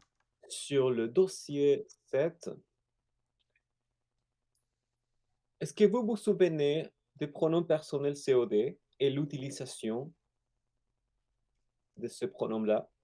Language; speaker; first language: French; non-native, fluent; Spanish